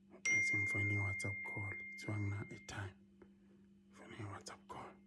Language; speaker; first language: Zulu; non-native, local second language; Swati